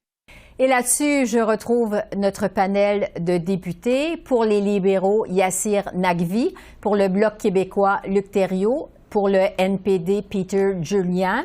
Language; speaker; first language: French; native; French